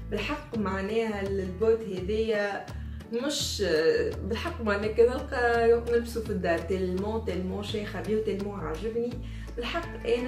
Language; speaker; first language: Arabic; native; Arabic